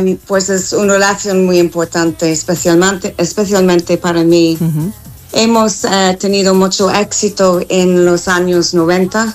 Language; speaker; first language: Spanish; non-native, fluent; English